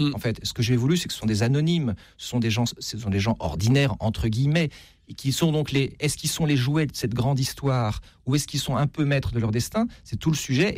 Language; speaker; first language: French; native; French